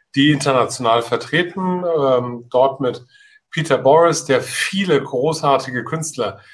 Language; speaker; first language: German; native; German